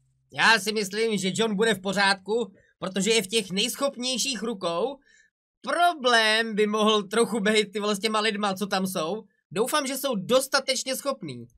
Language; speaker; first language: Czech; native; Czech